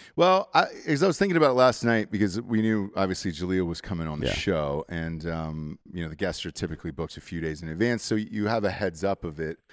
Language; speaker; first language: English; native; English